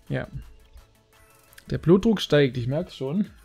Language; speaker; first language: German; native; German